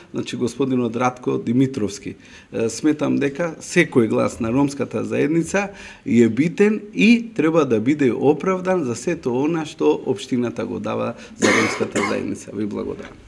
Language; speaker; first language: Macedonian; non-native, local second language; Romany